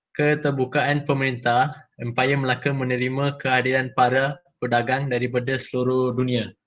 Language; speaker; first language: Malay; non-native, local second language; Telugu